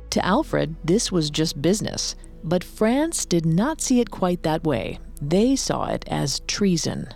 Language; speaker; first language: English; native; English